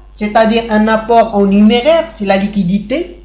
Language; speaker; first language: French; non-native, local second language; Arabic